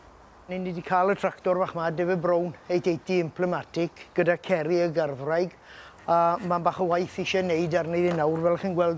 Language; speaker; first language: Welsh; native; Welsh